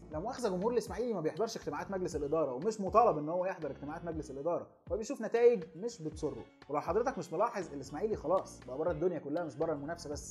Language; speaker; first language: Arabic; native; Arabic